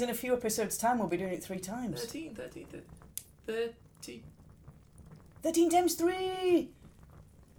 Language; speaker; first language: English; native; English